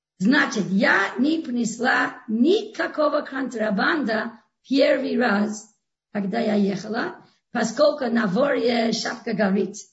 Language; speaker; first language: Russian; non-native, fluent; English